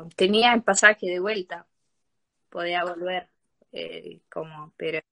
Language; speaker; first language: Spanish; non-native, learner; Ukrainian